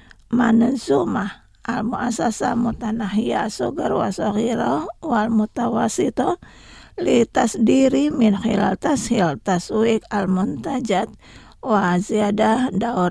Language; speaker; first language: Arabic; non-native, fluent; Indonesian